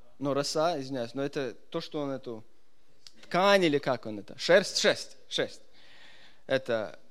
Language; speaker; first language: Russian; early bilingual, heritage; Russian